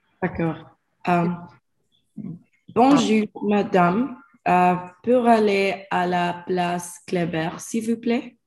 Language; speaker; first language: French; non-native, learner; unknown